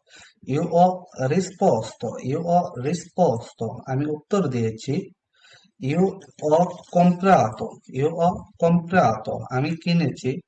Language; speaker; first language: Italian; non-native, learner; Bangla